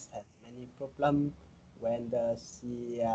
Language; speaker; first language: English; non-native, learner; Vietnamese